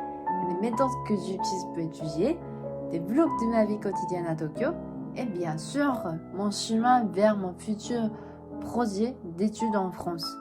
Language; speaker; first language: French; non-native, fluent; Japanese